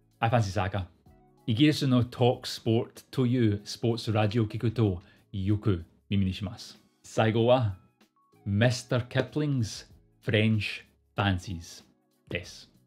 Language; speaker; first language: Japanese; non-native, fluent; English